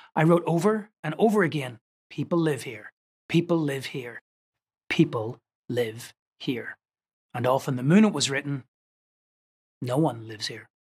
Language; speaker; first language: English; native; English